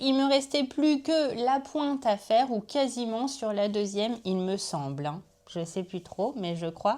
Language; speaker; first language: French; native; French